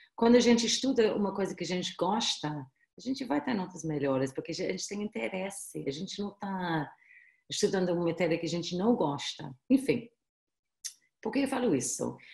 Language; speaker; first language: Portuguese; non-native, fluent; English